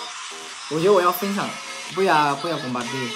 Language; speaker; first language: Spanish; non-native, learner; Chinese